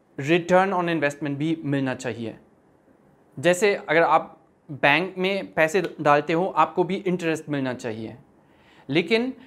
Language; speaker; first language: Hindi; non-native, fluent; German